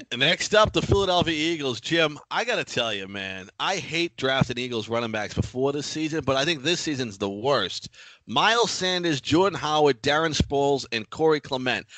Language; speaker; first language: English; native; English